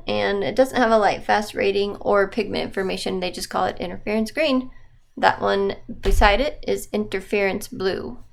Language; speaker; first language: English; native; English